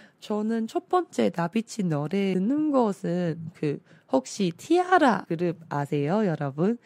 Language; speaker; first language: Korean; non-native, fluent; Chinese